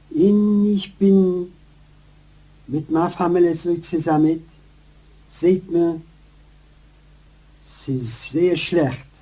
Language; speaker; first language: German; non-native, learner; Yiddish